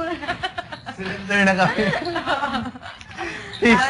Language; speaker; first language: Filipino; native; Filipino